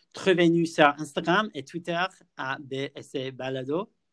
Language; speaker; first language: French; non-native, fluent; English